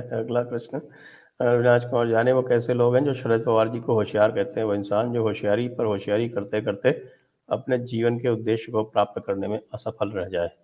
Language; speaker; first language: Hindi; native; Hindi